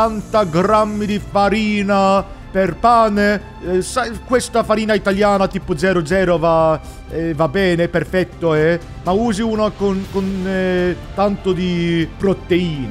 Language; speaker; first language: Italian; non-native, learner; English